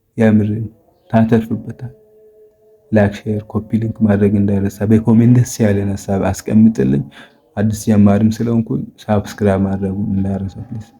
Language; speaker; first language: Amharic; native; Amharic